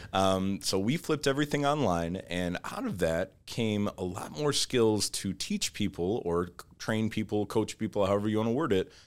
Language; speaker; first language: English; native; English